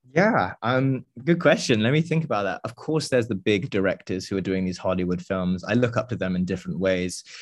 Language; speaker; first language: English; native; English